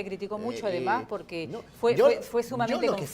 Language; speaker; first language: Spanish; native; Spanish